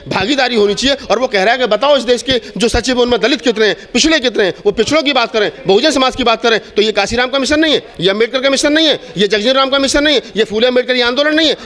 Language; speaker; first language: Hindi; native; Hindi